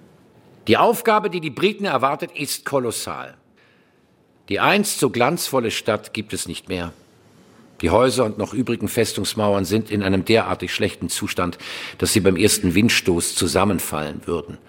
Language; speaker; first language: German; native; German